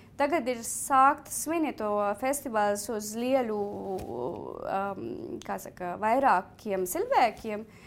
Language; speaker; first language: Latvian; non-native, fluent; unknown